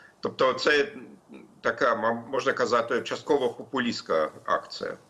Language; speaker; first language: Ukrainian; non-native, fluent; German